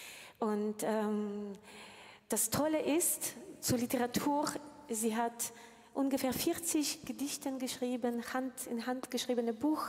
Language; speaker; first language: German; non-native, fluent; Ukrainian